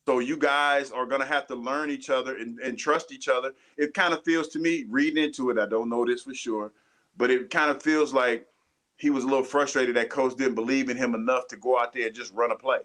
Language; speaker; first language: English; native; English